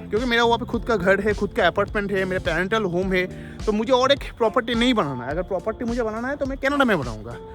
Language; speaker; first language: Hindi; non-native, local second language; Bangla